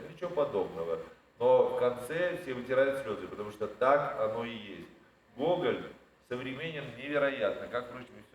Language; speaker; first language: Russian; native; Russian